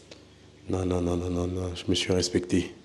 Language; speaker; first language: French; native; French